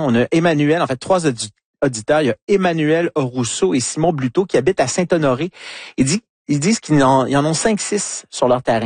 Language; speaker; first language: French; native; French